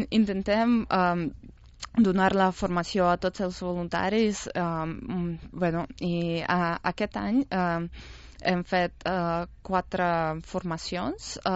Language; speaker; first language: Catalan; non-native, fluent; Russian